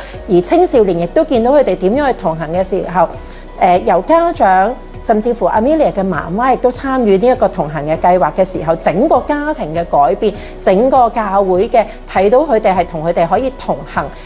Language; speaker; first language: Cantonese; native; Cantonese